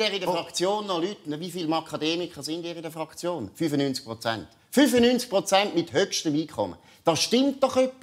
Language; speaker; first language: German; native; German